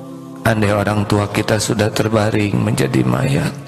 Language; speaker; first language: Indonesian; native; Indonesian